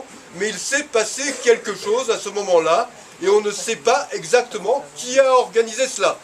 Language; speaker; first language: French; native; French